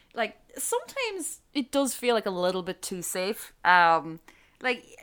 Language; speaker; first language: English; native; English